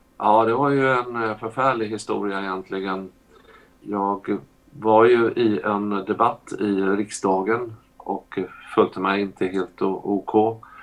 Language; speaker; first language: Swedish; native; Swedish